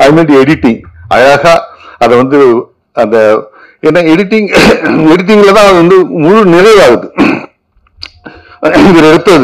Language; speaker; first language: Tamil; native; Tamil